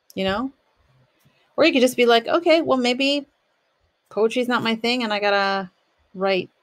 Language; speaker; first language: English; native; English